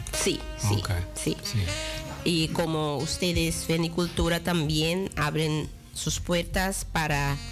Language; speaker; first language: Spanish; non-native, local second language; Dutch